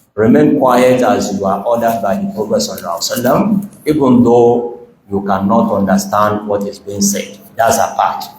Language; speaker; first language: English; non-native, local second language; Yoruba